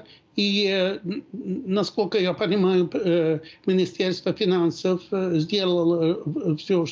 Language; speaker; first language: Russian; non-native, fluent; Swedish